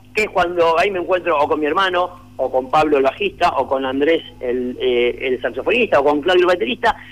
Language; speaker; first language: Spanish; native; Spanish